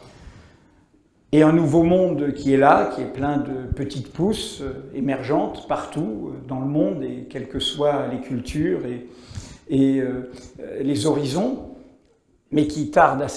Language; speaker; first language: French; native; French